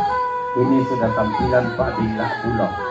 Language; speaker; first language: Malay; non-native, local second language; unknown